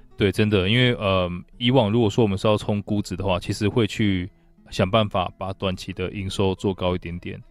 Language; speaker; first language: Chinese; non-native, local second language; English